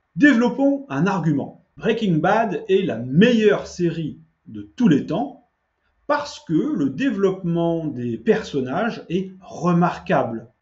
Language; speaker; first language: French; native; French